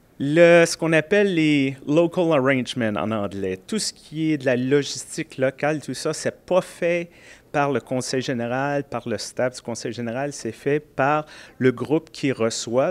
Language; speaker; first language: French; native; French